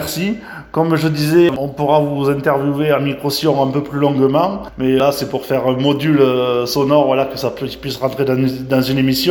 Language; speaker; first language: French; native; French